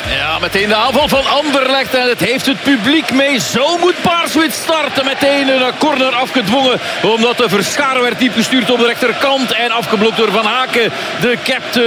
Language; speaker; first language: Dutch; native; Dutch